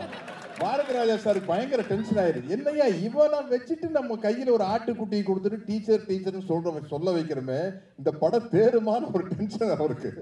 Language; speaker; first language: Tamil; native; Tamil